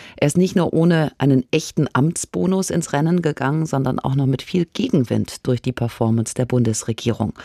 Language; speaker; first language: German; native; German